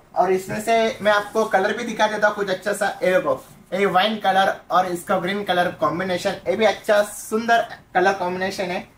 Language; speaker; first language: Hindi; non-native, local second language; Marathi